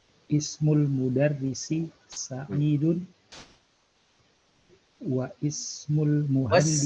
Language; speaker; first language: Arabic; non-native, learner; Indonesian